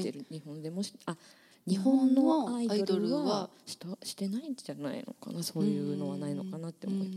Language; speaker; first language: Japanese; native; Japanese